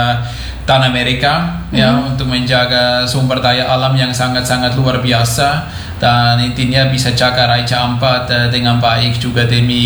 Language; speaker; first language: Indonesian; non-native, fluent; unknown